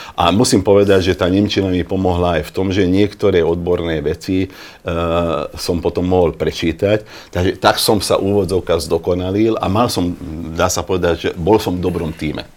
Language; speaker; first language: Slovak; non-native, local second language; Hungarian